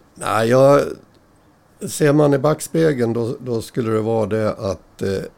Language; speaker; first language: Swedish; native; Swedish